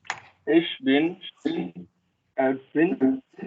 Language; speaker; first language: German; non-native, learner; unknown